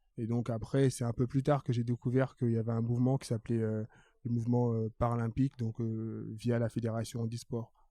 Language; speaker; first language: French; early bilingual, other home language; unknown